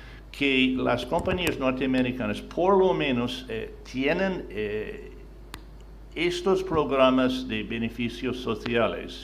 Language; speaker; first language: Spanish; non-native, fluent; English